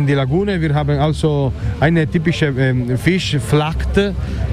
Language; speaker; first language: German; non-native, learner; Italian